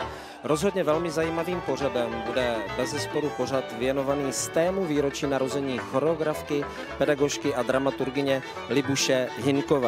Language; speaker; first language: Czech; native; Czech